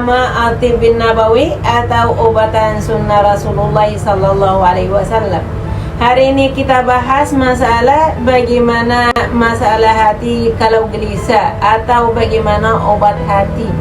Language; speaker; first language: Indonesian; non-native, fluent; Arabic